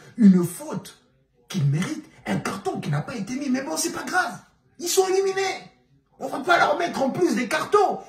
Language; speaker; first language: French; non-native, local second language; Bambara